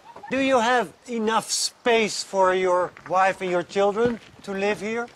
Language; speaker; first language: English; non-native, fluent; Dutch